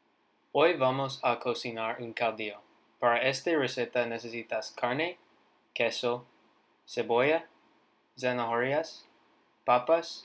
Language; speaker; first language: Spanish; non-native, learner; English